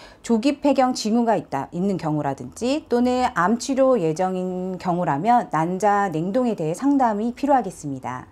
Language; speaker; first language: Korean; native; Korean